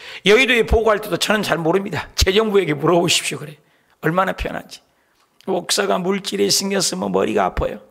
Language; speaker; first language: Korean; native; Korean